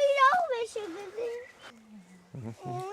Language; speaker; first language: German; early bilingual, other home language; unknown